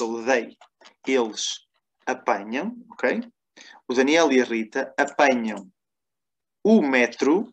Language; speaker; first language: Portuguese; non-native, fluent; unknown